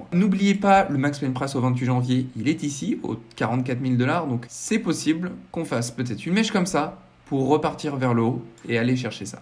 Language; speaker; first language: French; native; French